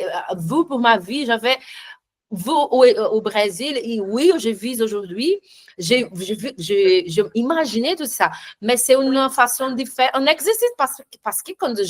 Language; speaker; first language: French; non-native, learner; Portuguese